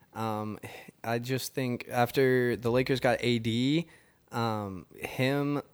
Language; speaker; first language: English; native; English